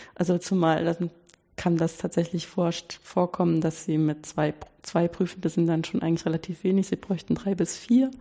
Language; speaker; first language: German; native; German